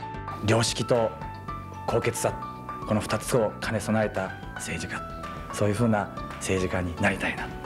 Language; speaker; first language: Japanese; native; Japanese